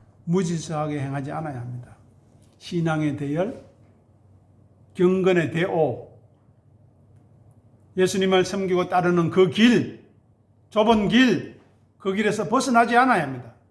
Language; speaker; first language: Korean; native; Korean